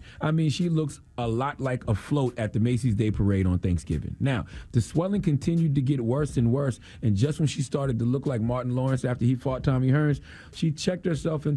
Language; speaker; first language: English; native; English